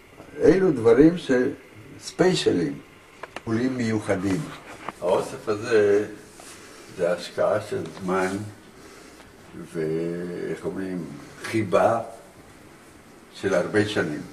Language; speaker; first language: Hebrew; early bilingual, other home language; Romanian